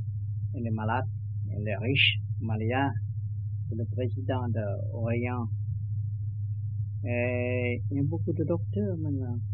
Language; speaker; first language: French; non-native, learner; Vietnamese